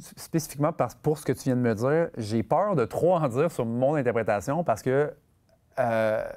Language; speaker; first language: French; native; French